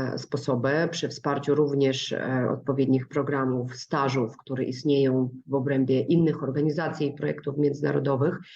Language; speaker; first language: Polish; non-native, fluent; Russian